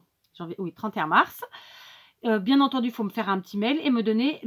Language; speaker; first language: French; native; French